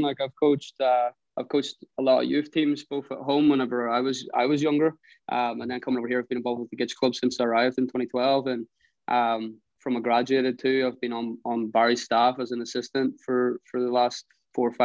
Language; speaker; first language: English; native; English